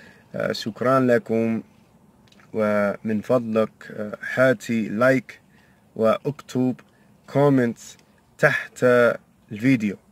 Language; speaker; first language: Arabic; non-native, learner; English